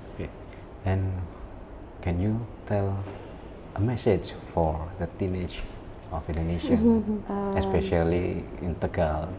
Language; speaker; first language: English; non-native, learner; Indonesian